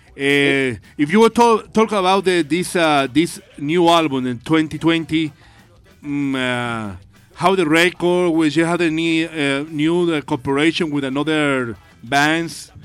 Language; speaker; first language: English; non-native, learner; Spanish